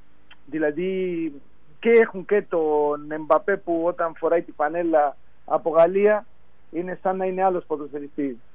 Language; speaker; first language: Greek; non-native, fluent; Spanish